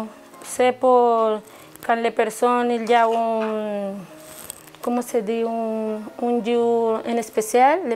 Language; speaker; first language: French; non-native, learner; Spanish